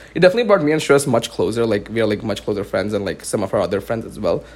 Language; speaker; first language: English; non-native, local second language; Marathi